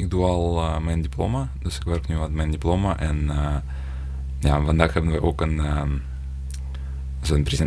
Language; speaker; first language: Dutch; non-native, learner; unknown